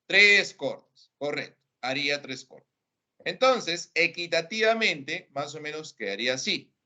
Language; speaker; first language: Spanish; native; Spanish